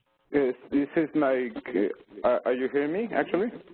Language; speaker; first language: English; non-native, learner; Spanish